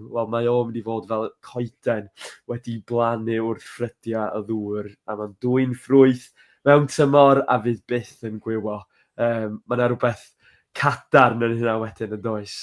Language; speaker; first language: Welsh; native; Welsh